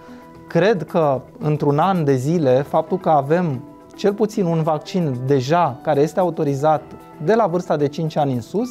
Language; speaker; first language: Romanian; native; Romanian